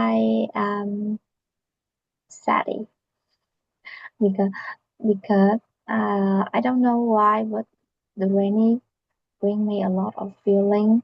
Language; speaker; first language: English; non-native, learner; Vietnamese